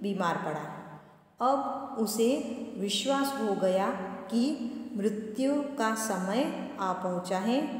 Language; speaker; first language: Hindi; non-native, local second language; Gujarati